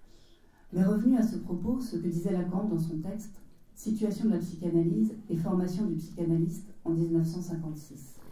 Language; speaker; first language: French; native; French